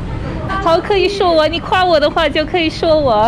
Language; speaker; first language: Chinese; non-native, fluent; English